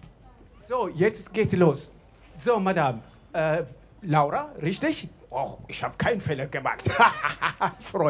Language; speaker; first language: German; non-native, fluent; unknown